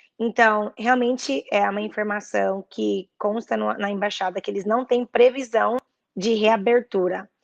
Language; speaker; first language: Portuguese; early bilingual, heritage; Portuguese